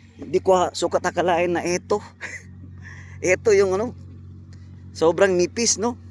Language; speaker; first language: Filipino; non-native, local second language; Cebuano